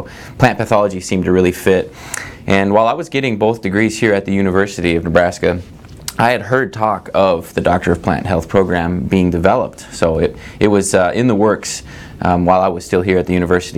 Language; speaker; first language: English; native; English